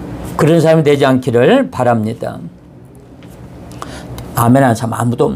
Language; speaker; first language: Korean; native; Korean